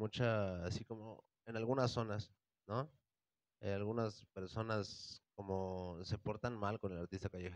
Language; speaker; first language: Spanish; native; Spanish